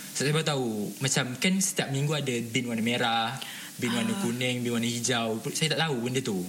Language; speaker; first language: Malay; native; Malay